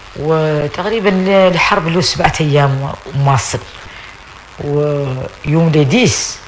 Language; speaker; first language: Arabic; early bilingual, heritage; Arabic